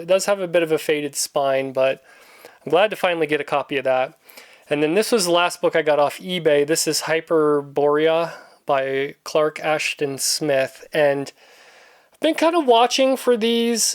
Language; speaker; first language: English; native; English